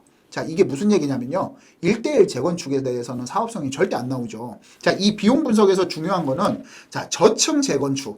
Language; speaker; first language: Korean; native; Korean